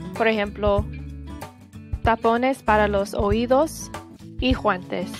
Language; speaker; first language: Spanish; non-native, learner; English